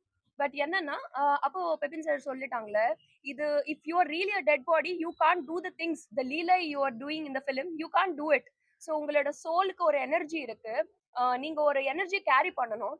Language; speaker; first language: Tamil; non-native, fluent; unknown